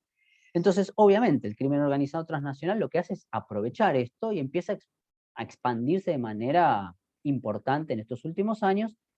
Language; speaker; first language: Spanish; native; Spanish